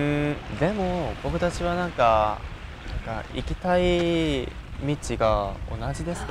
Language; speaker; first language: Japanese; non-native, learner; Korean